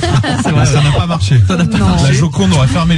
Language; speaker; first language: French; native; French